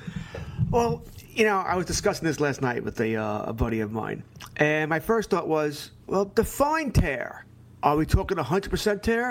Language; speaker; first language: English; native; English